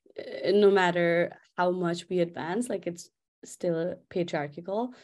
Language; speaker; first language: English; non-native, local second language; Nepali